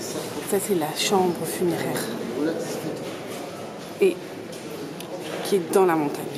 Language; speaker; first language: French; native; French